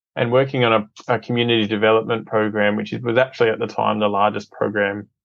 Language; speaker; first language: English; native; English